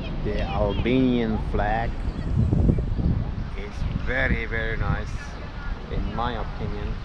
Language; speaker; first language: English; non-native, learner; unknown